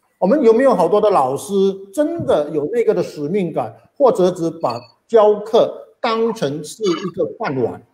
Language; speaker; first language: Chinese; native; Chinese